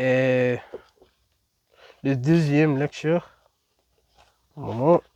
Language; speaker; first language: French; non-native, learner; English